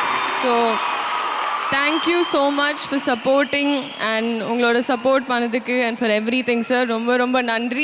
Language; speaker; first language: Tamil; non-native, learner; Telugu